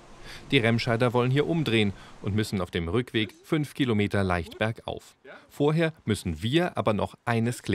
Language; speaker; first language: German; native; German